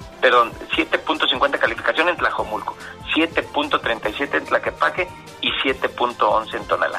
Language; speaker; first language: Spanish; native; Spanish